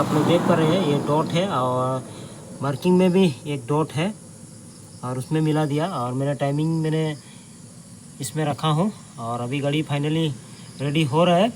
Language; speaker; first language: Hindi; non-native, local second language; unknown